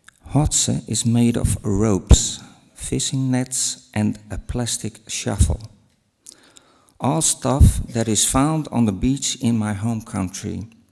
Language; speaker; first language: English; non-native, fluent; Western Frisian